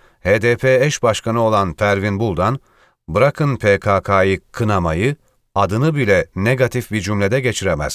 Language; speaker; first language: Turkish; native; Turkish